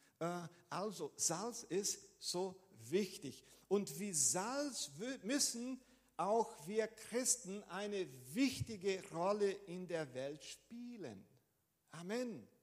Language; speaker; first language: German; non-native, fluent; Portuguese